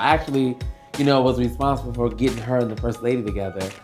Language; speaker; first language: English; native; English